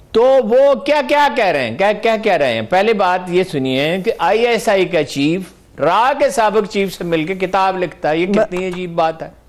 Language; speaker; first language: Urdu; native; Urdu